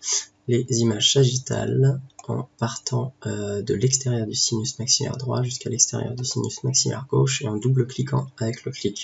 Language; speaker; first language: French; native; French